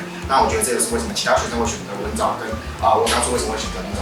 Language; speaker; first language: Chinese; native; Chinese